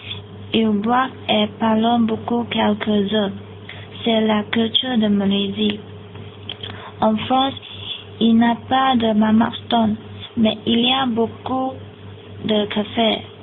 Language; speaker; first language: French; non-native, learner; Malay